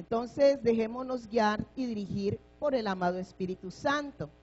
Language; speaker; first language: Spanish; native; Spanish